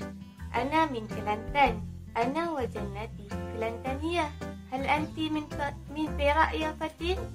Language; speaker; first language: Arabic; non-native, learner; Malay